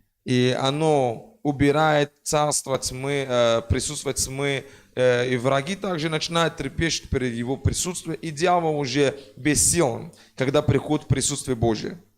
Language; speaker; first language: Russian; non-native, fluent; French